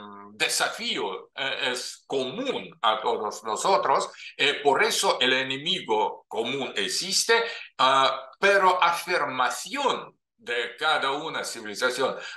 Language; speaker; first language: Spanish; non-native, fluent; Russian